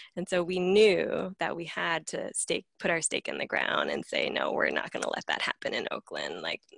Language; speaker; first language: English; native; English